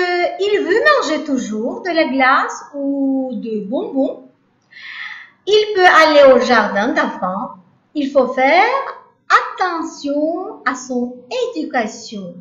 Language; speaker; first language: French; non-native, learner; Uzbek